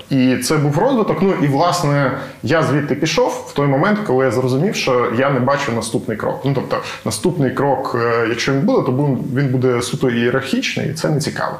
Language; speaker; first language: Ukrainian; native; Ukrainian